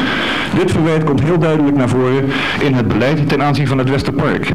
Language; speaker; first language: Dutch; native; Dutch